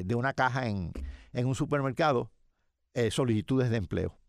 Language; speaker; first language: Spanish; native; Spanish